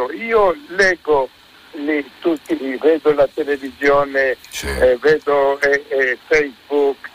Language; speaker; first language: Italian; non-native, fluent; Hebrew